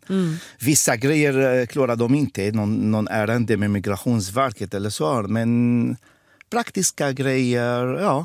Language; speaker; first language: Swedish; non-native, fluent; Arabic